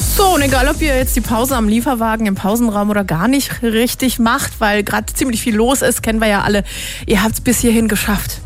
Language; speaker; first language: German; native; German